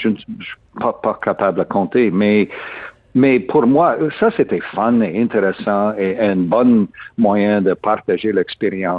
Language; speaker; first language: French; non-native, learner; English